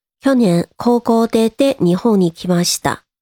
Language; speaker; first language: Japanese; non-native, fluent; Chinese